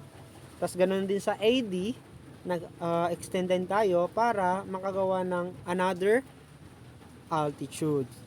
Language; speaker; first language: Filipino; native; Filipino